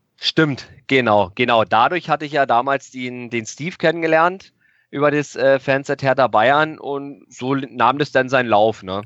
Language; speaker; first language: German; native; German